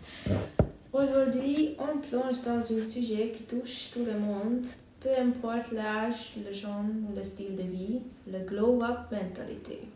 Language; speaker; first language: French; non-native, learner; Hungarian